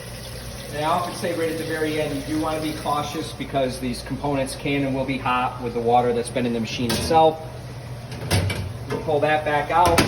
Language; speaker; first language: English; native; English